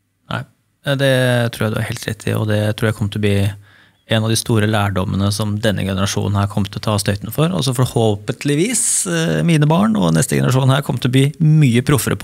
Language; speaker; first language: Norwegian; native; Norwegian